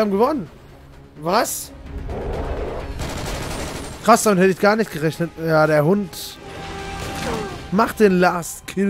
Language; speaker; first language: German; native; German